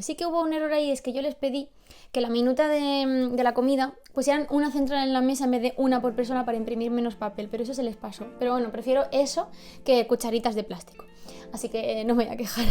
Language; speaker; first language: Spanish; native; Spanish